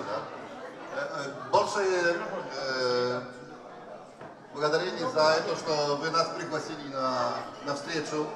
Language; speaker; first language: Russian; non-native, learner; Polish